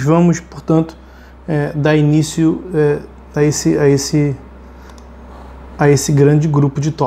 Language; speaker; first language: Portuguese; native; Portuguese